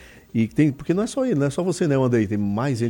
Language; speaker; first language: Portuguese; native; Portuguese